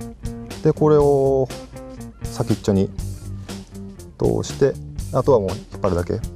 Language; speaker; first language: Japanese; native; Japanese